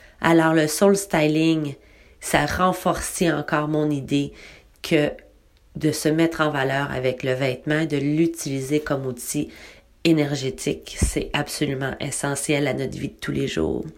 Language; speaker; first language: French; native; French